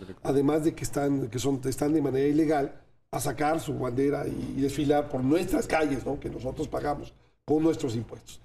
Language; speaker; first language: Spanish; native; Spanish